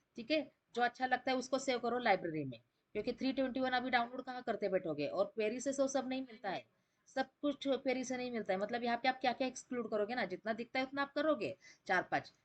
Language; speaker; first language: Hindi; non-native, local second language; Marathi